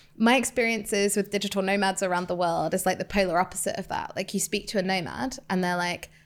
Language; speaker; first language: English; native; English